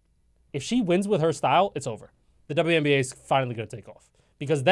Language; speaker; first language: English; native; English